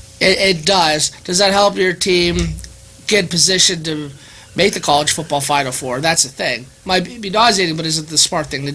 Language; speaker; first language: English; native; English